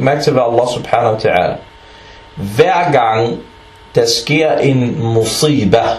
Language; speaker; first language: Danish; early bilingual, other home language; Arabic